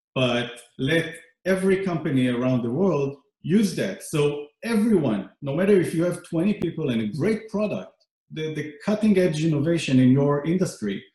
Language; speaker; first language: English; non-native, fluent; Hebrew